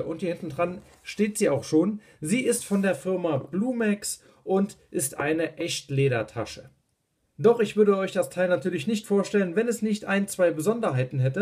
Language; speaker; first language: German; native; German